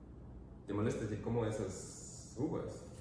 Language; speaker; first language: Spanish; non-native, fluent; English